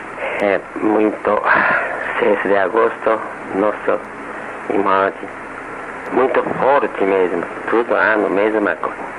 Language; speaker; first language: Portuguese; non-native, learner; Japanese